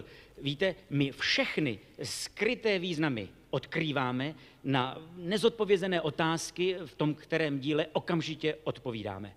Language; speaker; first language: Czech; native; Czech